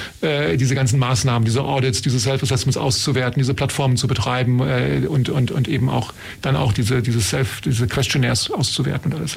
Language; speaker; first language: German; native; German